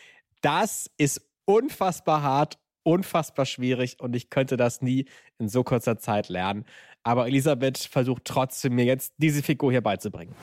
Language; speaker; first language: German; native; German